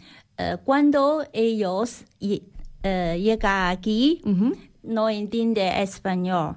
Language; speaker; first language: Spanish; non-native, learner; Chinese